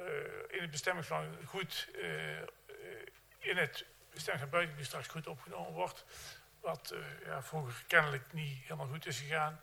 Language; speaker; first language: Dutch; native; Dutch